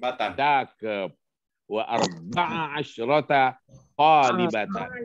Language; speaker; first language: Arabic; non-native, fluent; Indonesian